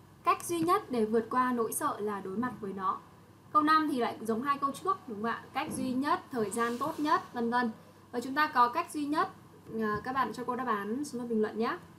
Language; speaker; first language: Vietnamese; native; Vietnamese